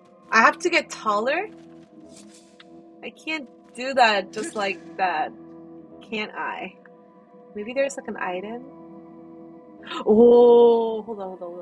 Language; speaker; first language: English; non-native, fluent; Korean